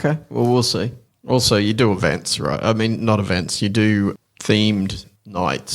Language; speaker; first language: English; native; English